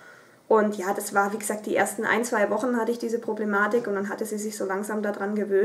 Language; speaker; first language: German; native; German